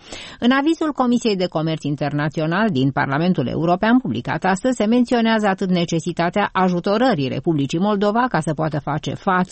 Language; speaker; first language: Romanian; native; Romanian